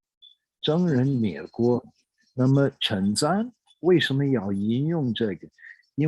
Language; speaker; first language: Chinese; non-native, fluent; English